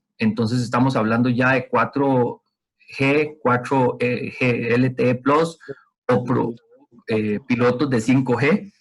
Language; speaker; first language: Spanish; native; Spanish